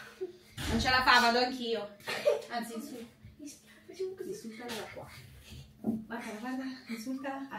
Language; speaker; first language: Italian; native; Italian